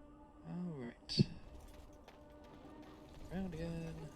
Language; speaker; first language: English; native; English